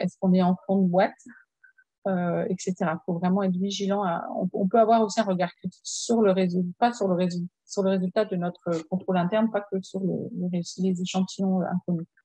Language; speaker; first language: French; native; French